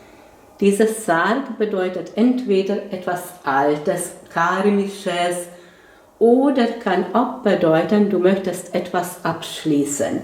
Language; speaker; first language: German; non-native, fluent; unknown